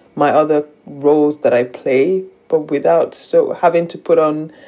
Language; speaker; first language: English; non-native, local second language; Yoruba